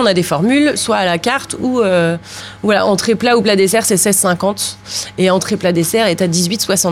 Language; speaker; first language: French; native; French